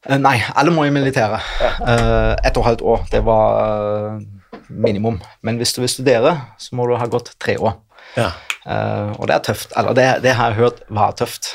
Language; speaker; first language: Norwegian; non-native, fluent; German